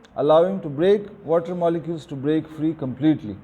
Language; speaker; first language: English; non-native, local second language; Urdu